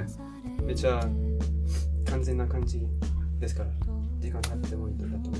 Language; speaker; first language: Japanese; non-native, learner; English